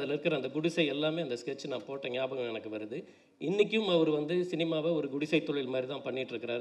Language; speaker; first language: Tamil; native; Tamil